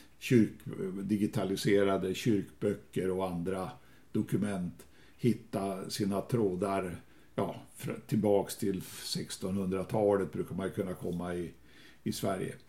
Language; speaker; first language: Swedish; native; Swedish